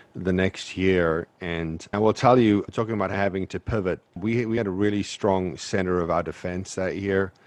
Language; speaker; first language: English; native; English